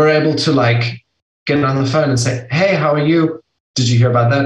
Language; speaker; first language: English; native; English